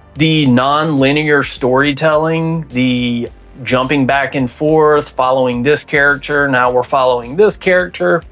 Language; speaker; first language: English; native; English